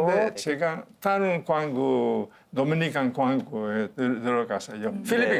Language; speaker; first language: Korean; non-native, learner; Spanish